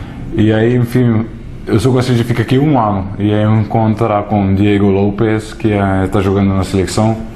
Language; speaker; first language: Portuguese; non-native, learner; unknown